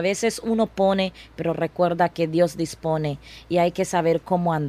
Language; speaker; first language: Spanish; non-native, local second language; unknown